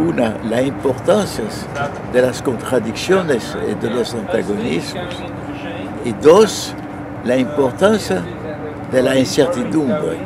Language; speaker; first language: Spanish; non-native, fluent; French